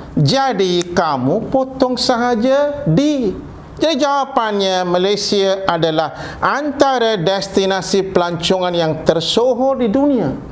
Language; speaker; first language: Malay; non-native, local second language; Tamil